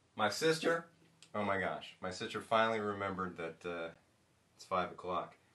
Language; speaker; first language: English; native; English